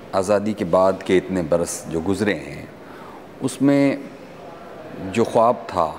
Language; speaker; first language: Hindi; native; Hindi